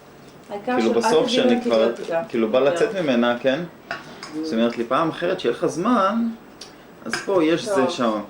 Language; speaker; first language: Hebrew; native; Hebrew